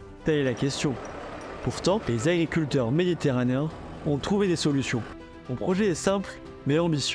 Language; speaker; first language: French; native; French